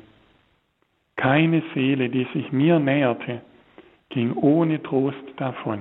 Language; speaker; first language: German; native; German